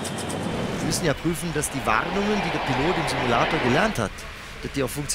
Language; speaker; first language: German; native; German